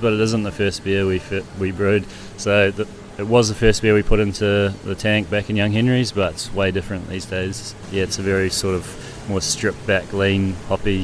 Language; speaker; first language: English; native; English